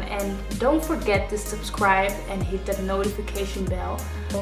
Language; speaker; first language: English; non-native, fluent; Dutch